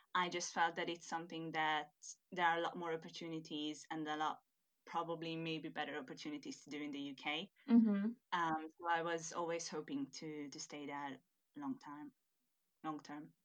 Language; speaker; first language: English; non-native, fluent; Hungarian